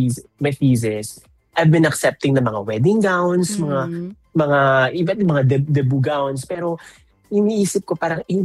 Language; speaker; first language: Filipino; native; Filipino